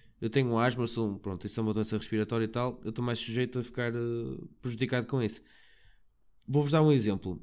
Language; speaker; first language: Portuguese; native; Portuguese